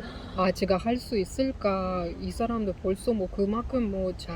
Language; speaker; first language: Korean; non-native, learner; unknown